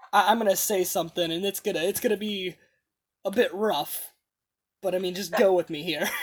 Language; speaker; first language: English; native; English